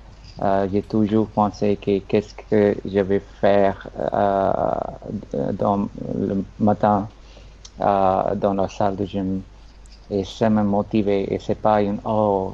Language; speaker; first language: French; non-native, learner; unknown